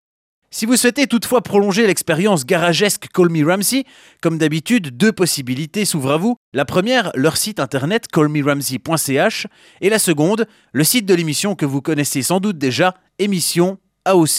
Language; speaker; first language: French; native; French